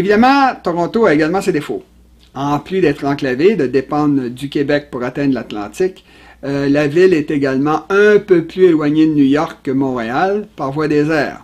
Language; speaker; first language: French; native; French